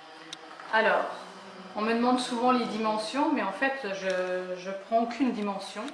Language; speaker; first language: French; native; French